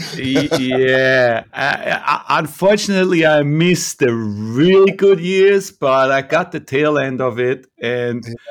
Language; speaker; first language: English; non-native, fluent; German